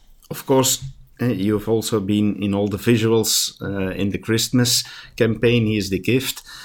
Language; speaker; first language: English; non-native, fluent; Dutch